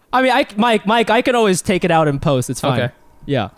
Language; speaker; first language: English; early bilingual, other home language; Japanese